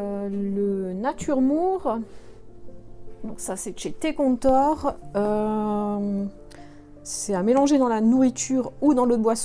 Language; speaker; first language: French; native; French